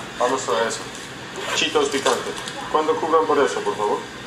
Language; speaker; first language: Spanish; non-native, learner; English